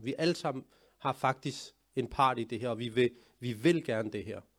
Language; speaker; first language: Danish; early bilingual, other home language; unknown